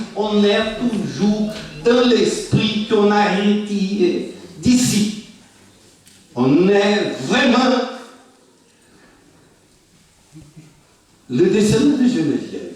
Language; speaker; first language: French; non-native, fluent; Portuguese